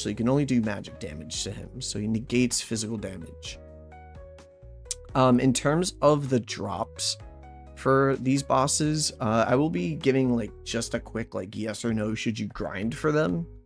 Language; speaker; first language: English; native; English